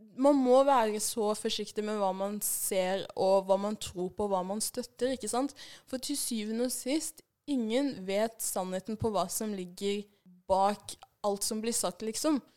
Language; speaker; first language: Norwegian; early bilingual, other home language; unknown